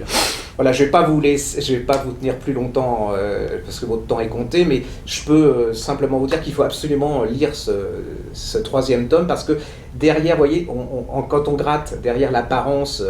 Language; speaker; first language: French; native; French